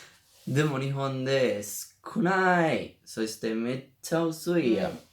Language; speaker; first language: Japanese; non-native, learner; Spanish